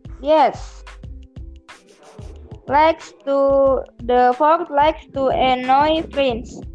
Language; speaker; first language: English; non-native, learner; Indonesian